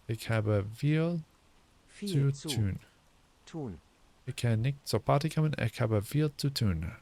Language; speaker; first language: German; non-native, learner; English